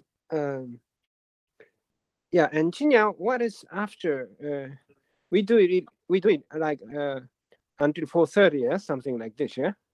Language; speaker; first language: English; non-native, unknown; Japanese